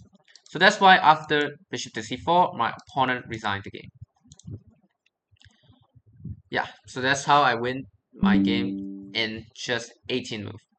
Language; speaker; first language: English; non-native, fluent; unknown